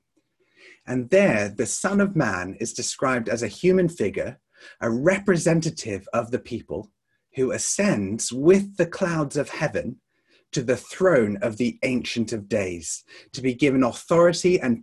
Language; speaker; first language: English; native; English